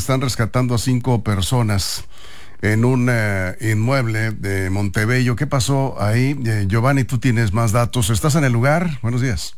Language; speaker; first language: Spanish; native; Spanish